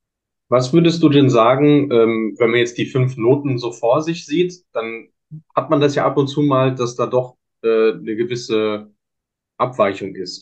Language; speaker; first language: German; native; German